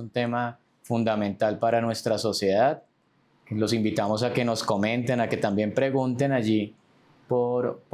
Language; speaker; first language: Spanish; native; Spanish